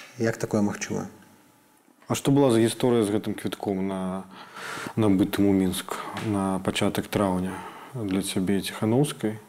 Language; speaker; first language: Belarusian; native; Belarusian